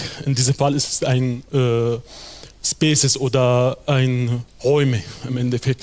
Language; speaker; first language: German; non-native, fluent; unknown